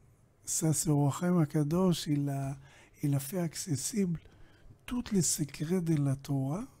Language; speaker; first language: French; non-native, learner; Hebrew